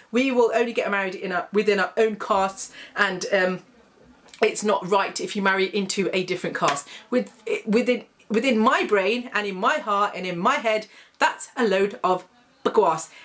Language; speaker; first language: English; native; English